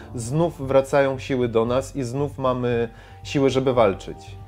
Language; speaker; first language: Polish; non-native, fluent; Ukrainian